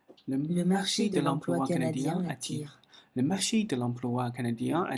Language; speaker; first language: French; non-native, learner; Chinese